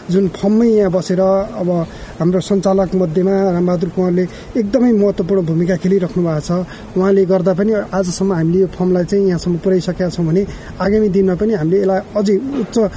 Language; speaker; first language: Nepali; native; Nepali